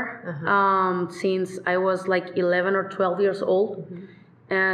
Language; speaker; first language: English; non-native, learner; Spanish